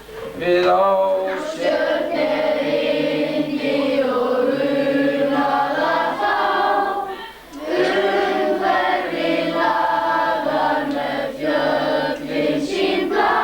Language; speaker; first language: Icelandic; native; Icelandic